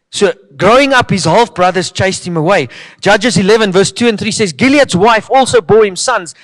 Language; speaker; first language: English; non-native, local second language; Afrikaans